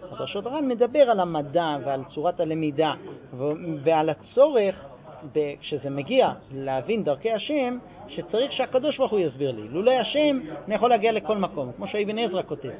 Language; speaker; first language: Hebrew; non-native, fluent; English